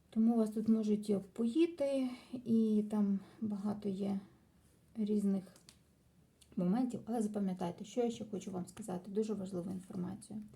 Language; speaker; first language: Ukrainian; non-native, local second language; Russian